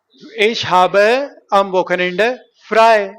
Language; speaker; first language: German; non-native, fluent; Hindi